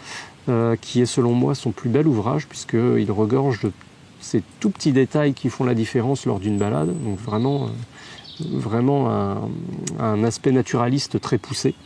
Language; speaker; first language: French; native; French